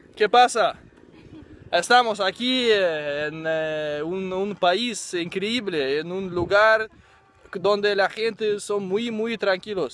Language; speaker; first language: Spanish; non-native, learner; Russian